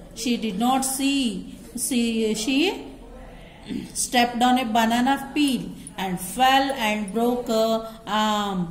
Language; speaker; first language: English; non-native, local second language; Kannada